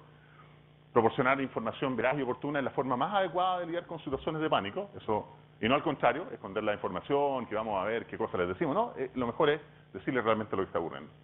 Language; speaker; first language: Spanish; native; Spanish